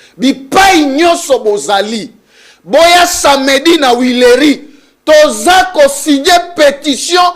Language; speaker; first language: Lingala; native; Lingala